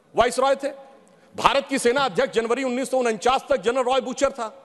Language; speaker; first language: Hindi; native; Hindi